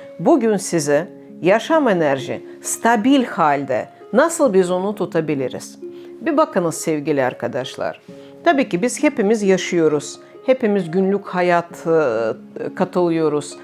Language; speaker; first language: Turkish; non-native, fluent; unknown